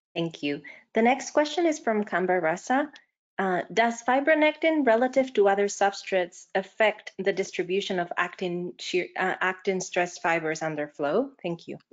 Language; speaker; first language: English; non-native, fluent; Spanish